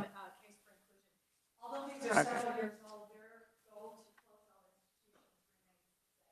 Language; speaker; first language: English; native; English